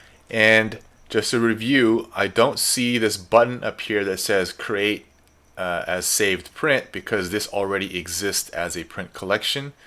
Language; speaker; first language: English; native; English